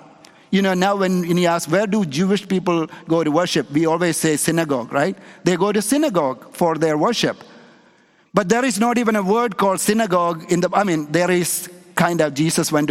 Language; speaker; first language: English; non-native, local second language; Malayalam